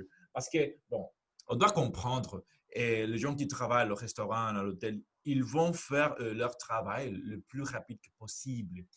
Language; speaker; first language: French; non-native, fluent; Spanish